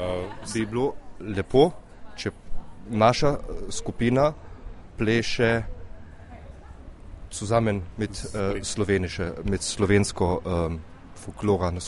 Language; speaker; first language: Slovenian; early bilingual, heritage; German